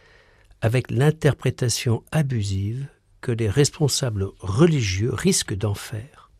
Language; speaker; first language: French; native; French